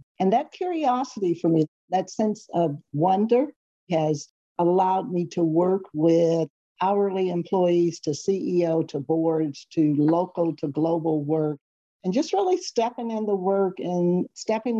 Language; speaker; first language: English; native; English